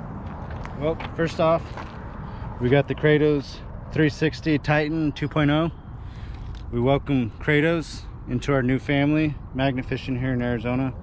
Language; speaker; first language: English; native; English